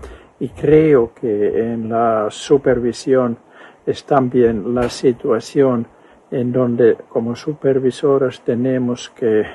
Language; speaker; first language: Spanish; non-native, fluent; Finnish